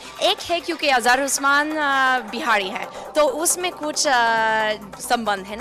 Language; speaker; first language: Hindi; non-native, fluent; English